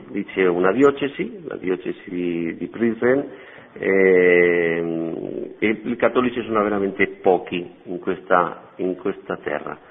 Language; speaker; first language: Italian; non-native, fluent; Spanish